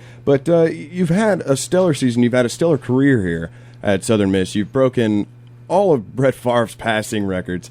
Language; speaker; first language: English; native; English